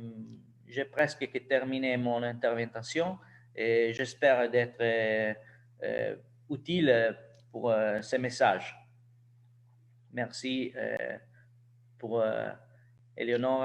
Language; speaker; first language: French; non-native, learner; Italian